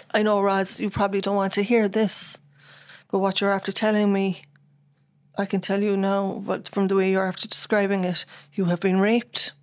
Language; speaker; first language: English; native; English